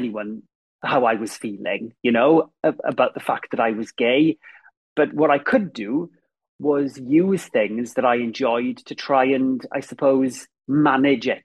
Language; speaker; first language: English; native; English